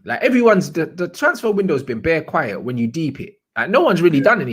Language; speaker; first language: English; native; English